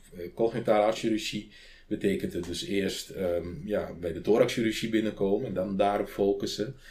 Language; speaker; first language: Dutch; non-native, local second language; Papiamento